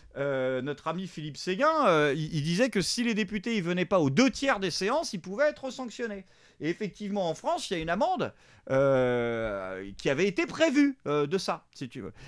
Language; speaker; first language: French; native; French